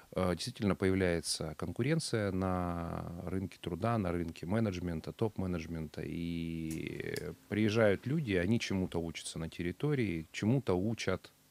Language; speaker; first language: Russian; native; Russian